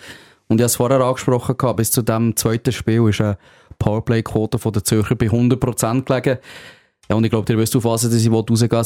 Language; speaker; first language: German; native; German